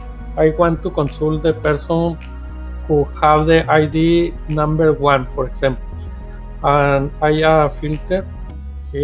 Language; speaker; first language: English; non-native, fluent; Spanish